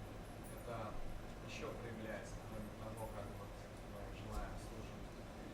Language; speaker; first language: Russian; native; Russian